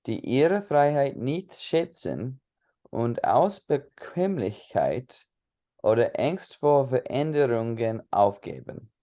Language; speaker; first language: German; non-native, learner; English